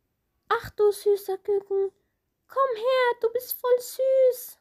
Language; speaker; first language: German; non-native, fluent; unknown